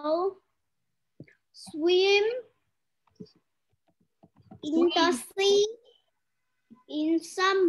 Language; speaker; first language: English; non-native, learner; Vietnamese